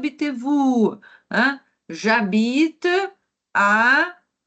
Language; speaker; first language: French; non-native, fluent; Portuguese